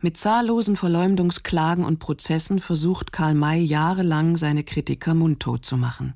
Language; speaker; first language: German; native; German